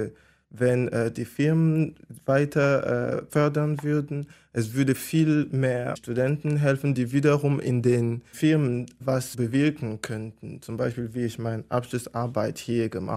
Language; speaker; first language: German; non-native, fluent; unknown